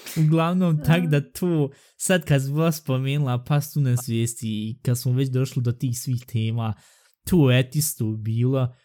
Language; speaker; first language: Bosnian; early bilingual, heritage; Bosnian